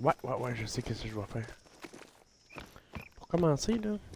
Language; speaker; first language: French; native; French